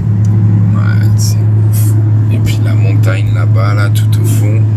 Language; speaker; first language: French; native; French